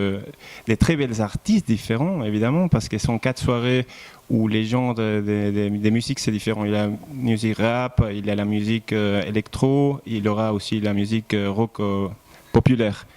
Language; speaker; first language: French; non-native, fluent; Spanish